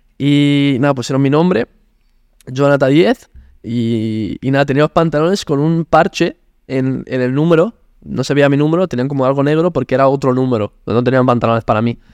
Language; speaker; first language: Spanish; early bilingual, other home language; Italian